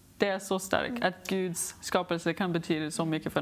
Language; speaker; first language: Swedish; non-native, learner; English